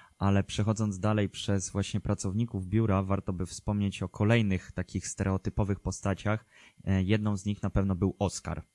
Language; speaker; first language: Polish; native; Polish